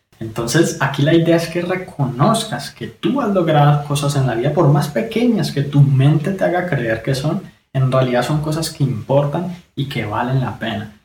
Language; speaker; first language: Spanish; native; Spanish